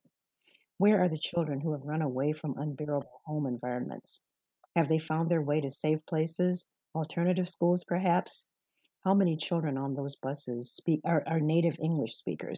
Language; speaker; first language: English; native; English